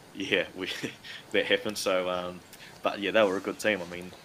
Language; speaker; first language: English; native; English